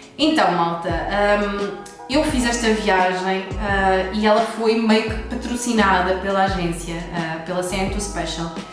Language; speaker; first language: Portuguese; native; Portuguese